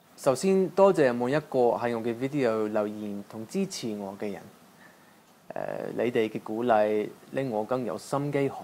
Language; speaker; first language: Cantonese; non-native, learner; English